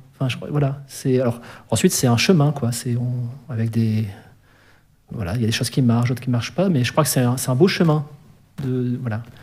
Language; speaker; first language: French; native; French